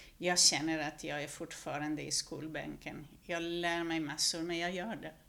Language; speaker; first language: Swedish; non-native, fluent; Hungarian